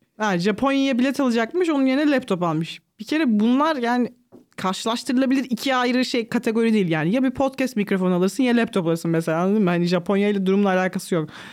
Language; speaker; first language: Turkish; native; Turkish